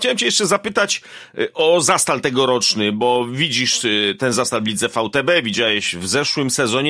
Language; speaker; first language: Polish; native; Polish